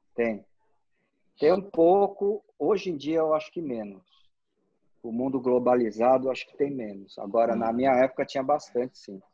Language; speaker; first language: Portuguese; native; Portuguese